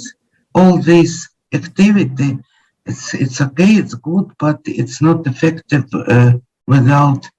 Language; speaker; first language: English; non-native, learner; Ukrainian